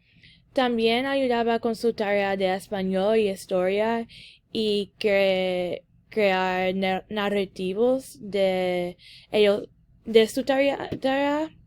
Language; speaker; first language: Spanish; early bilingual, heritage; English